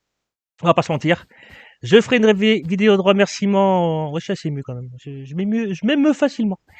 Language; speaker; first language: French; native; French